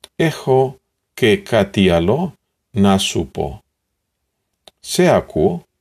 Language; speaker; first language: Greek; non-native, learner; Spanish